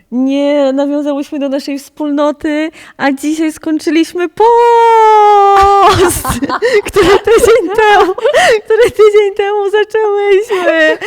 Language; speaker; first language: Polish; native; Polish